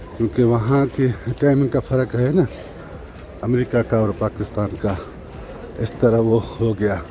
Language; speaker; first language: Urdu; non-native, local second language; Sindhi